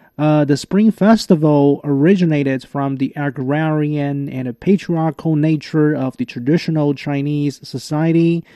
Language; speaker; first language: English; non-native, fluent; Chinese